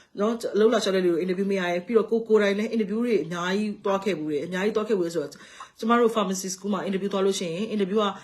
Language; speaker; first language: Burmese; native; Burmese